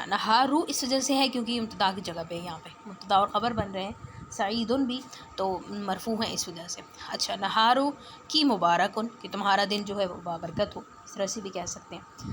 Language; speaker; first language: Urdu; non-native, local second language; Punjabi